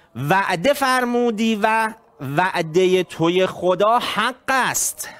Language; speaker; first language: Persian; native; Persian